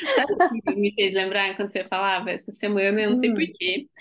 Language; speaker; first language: Portuguese; native; Portuguese